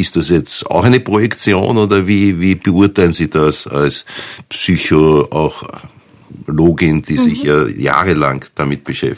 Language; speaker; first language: German; native; German